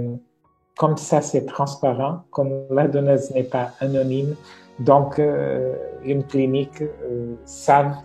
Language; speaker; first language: French; non-native, fluent; Portuguese